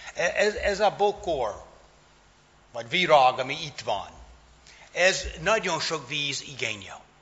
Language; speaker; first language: Hungarian; non-native, fluent; English